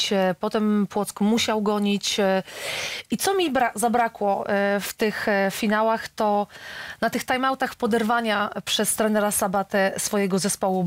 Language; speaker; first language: Polish; native; Polish